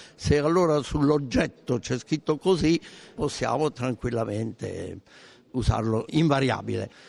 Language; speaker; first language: Italian; native; Italian